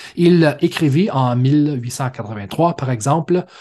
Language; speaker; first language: French; native; French